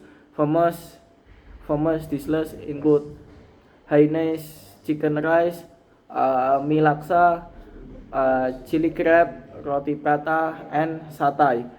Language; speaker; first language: English; non-native, learner; Indonesian